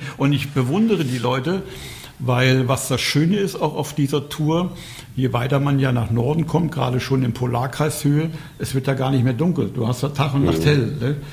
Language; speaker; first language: German; native; German